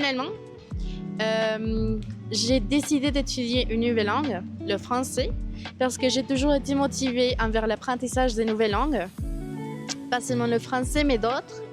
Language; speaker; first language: French; non-native, fluent; Spanish